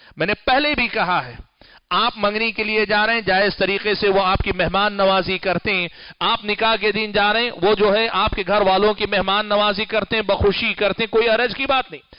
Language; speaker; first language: Urdu; native; Urdu